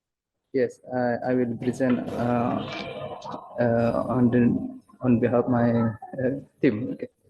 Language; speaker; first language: English; non-native, fluent; Banjar